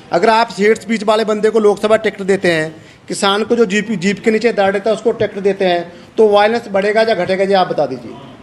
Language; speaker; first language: Hindi; non-native, local second language; Punjabi